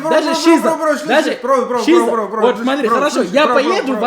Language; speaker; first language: Russian; non-native, learner; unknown